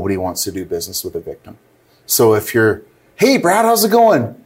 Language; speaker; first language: English; native; English